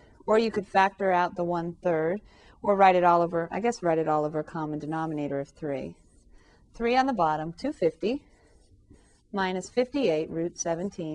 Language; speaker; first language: English; native; English